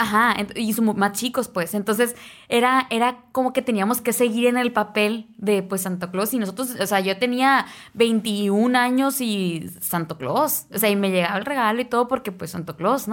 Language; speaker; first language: Spanish; native; Spanish